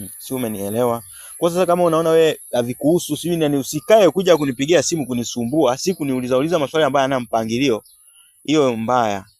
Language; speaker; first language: Swahili; native; Swahili